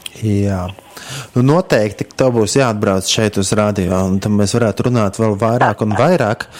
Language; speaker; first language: Latvian; native; Latvian